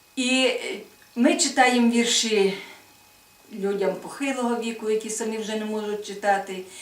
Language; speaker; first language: Ukrainian; native; Ukrainian